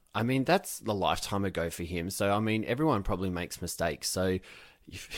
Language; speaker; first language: English; native; English